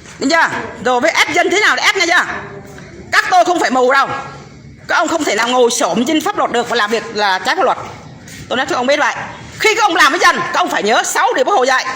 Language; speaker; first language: Vietnamese; non-native, local second language; Jarai